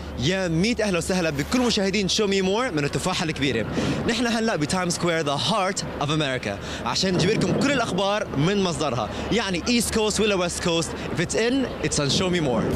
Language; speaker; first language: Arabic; non-native, local second language; Korean